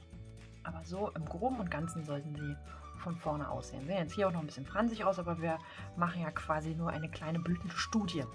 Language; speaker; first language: German; native; German